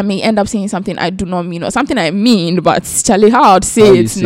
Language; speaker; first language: English; non-native, local second language; Akan